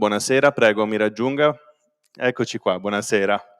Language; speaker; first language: Italian; native; Italian